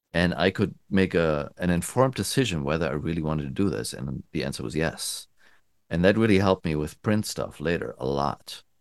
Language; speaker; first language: English; non-native, fluent; German